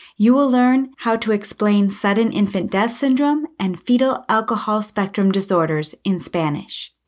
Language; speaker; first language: English; native; English